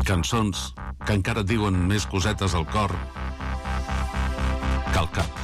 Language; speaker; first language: Catalan; native; Catalan